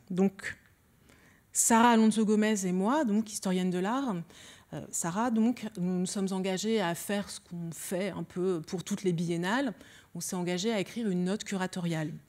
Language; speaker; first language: French; early bilingual, other home language; Lingala